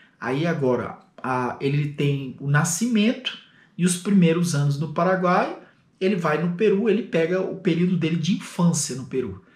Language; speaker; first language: Portuguese; native; Portuguese